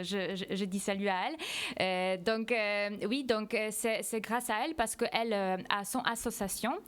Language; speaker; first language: French; non-native, fluent; Polish